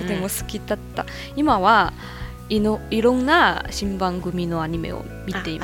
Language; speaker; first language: Japanese; non-native, fluent; Chinese